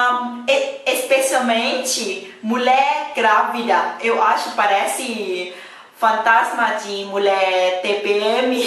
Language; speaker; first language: Portuguese; non-native, learner; Thai